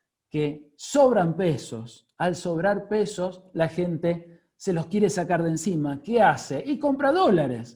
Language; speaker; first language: Spanish; native; Spanish